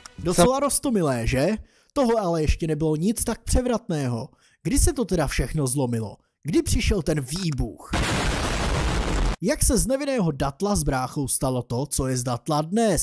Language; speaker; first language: Czech; native; Czech